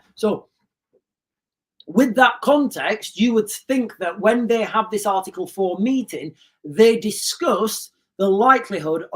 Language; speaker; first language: English; native; English